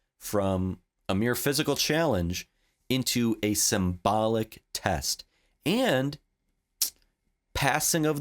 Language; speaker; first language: English; native; English